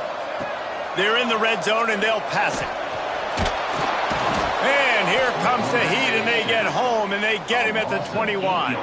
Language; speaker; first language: English; native; English